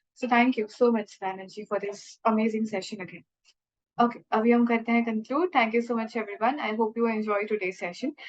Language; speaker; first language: Hindi; native; Hindi